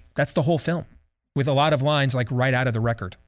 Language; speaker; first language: English; native; English